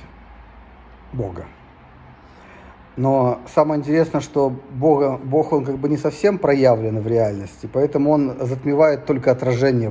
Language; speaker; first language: Russian; native; Russian